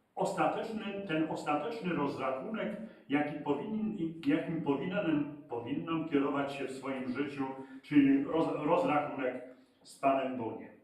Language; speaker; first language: Polish; native; Polish